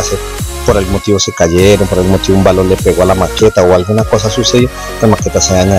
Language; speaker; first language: Spanish; native; Spanish